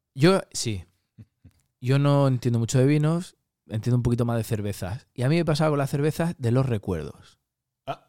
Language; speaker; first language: Spanish; native; Spanish